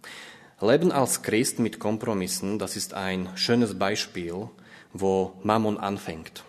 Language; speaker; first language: German; non-native, fluent; Slovak